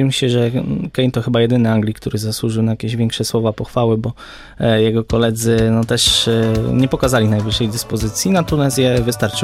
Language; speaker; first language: Polish; native; Polish